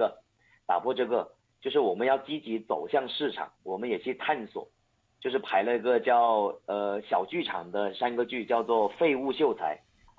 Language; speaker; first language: Chinese; non-native, local second language; Hakka Chinese